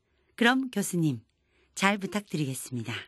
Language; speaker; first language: Korean; native; Korean